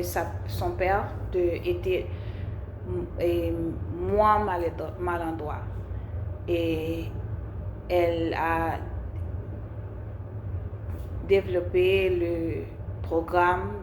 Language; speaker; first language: French; non-native, learner; English